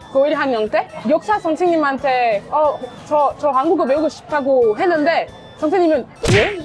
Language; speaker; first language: Korean; non-native, fluent; French